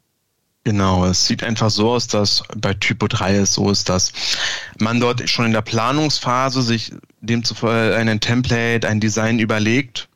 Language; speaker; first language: German; native; German